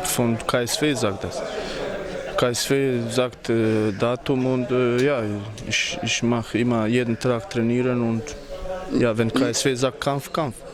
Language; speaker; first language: German; non-native, learner; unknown